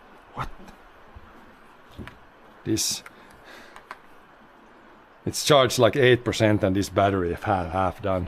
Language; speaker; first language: English; non-native, fluent; Swedish